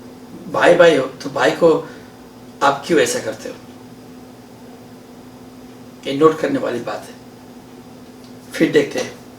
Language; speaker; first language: Hindi; non-native, learner; Nepali